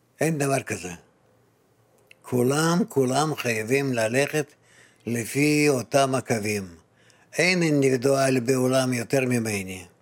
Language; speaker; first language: Hebrew; non-native, fluent; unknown